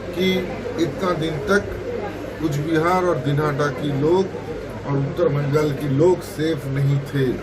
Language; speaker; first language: Hindi; non-native, local second language; Bangla